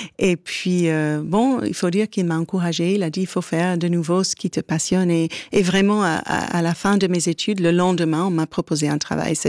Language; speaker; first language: French; non-native, fluent; English